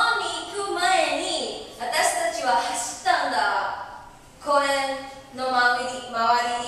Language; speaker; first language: Japanese; non-native, learner; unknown